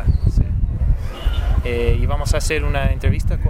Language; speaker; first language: Spanish; non-native, fluent; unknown